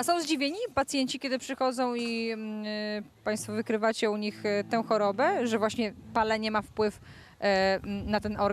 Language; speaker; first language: Polish; native; Polish